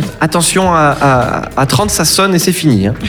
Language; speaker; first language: French; native; French